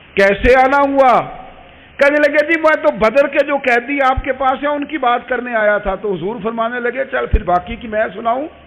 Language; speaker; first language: Urdu; non-native, local second language; Punjabi